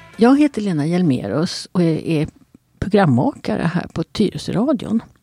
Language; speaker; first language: Swedish; native; Swedish